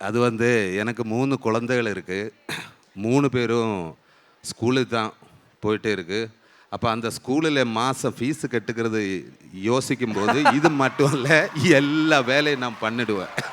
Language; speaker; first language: Tamil; non-native, learner; Malayalam